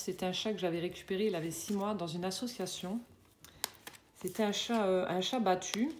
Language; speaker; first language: French; native; French